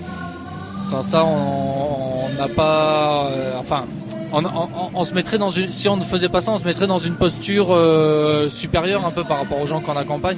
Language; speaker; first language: French; native; French